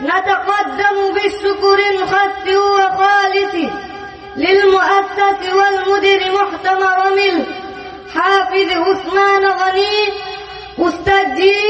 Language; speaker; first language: Arabic; non-native, learner; Bangla